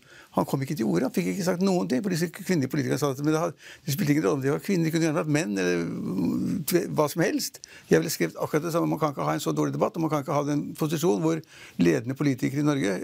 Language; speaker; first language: Norwegian; native; Norwegian